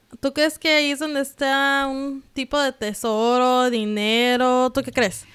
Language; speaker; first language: Spanish; early bilingual, heritage; Spanish